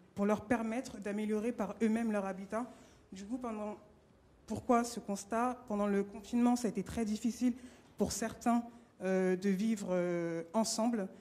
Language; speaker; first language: French; native; French